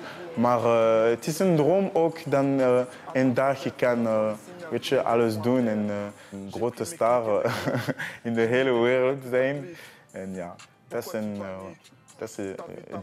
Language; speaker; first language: Dutch; non-native, learner; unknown